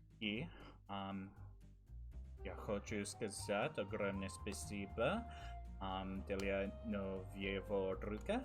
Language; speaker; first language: Russian; non-native, learner; English